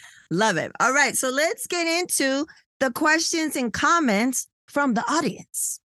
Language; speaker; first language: English; native; English